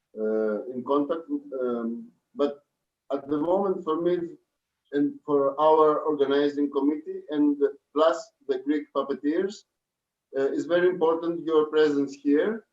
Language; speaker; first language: English; non-native, fluent; Greek